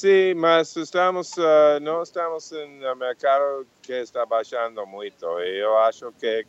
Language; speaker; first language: Portuguese; non-native, fluent; English